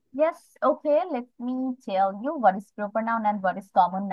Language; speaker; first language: English; non-native, fluent; Bangla